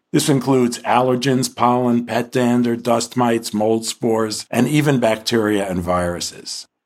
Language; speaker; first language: English; native; English